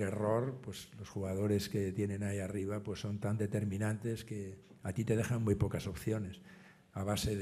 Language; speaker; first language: Spanish; native; Spanish